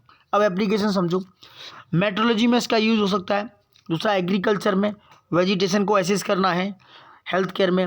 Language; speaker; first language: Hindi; native; Hindi